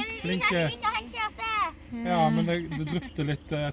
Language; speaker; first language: Norwegian; native; Norwegian